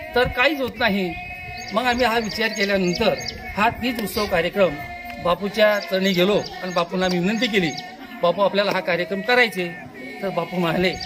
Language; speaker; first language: Marathi; non-native, local second language; Lambadi